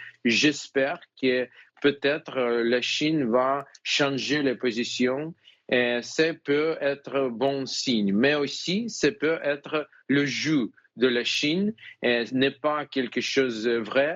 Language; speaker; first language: French; non-native, fluent; Ukrainian